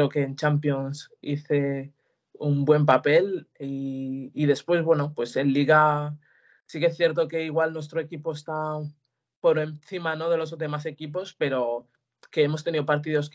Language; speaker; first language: Spanish; early bilingual, other home language; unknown